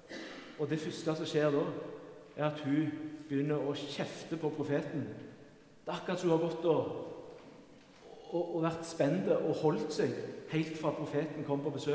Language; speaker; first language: Norwegian; native; Norwegian